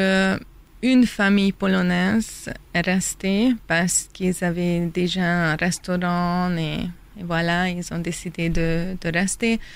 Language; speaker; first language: French; non-native, fluent; Hungarian